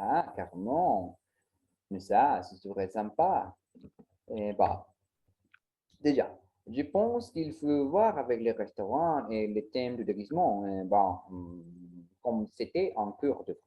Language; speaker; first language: French; non-native, learner; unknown